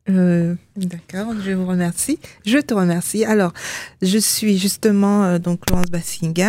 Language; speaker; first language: French; early bilingual, other home language; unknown